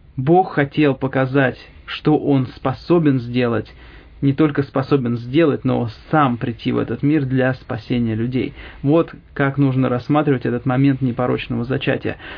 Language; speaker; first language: Russian; native; Russian